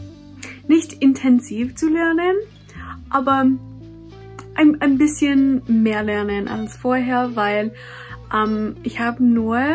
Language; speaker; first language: German; non-native, fluent; English